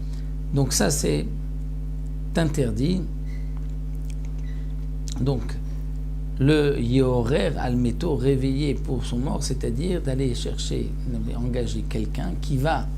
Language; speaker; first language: French; native; French